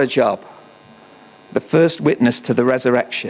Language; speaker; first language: English; native; English